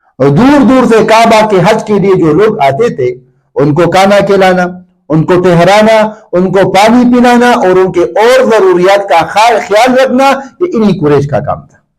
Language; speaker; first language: Urdu; non-native, local second language; Pashto